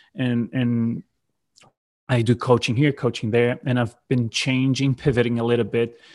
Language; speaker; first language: English; non-native, fluent; Portuguese